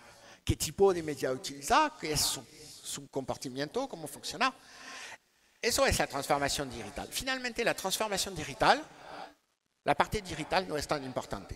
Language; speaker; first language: Spanish; non-native, learner; French